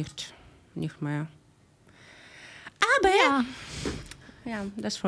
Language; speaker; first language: German; non-native, learner; Ukrainian